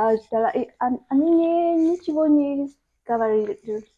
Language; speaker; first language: Russian; non-native, learner; Vietnamese